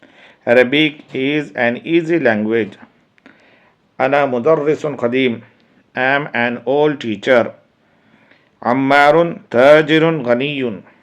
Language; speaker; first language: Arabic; non-native, fluent; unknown